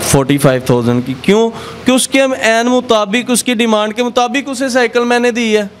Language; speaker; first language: Urdu; non-native, local second language; Punjabi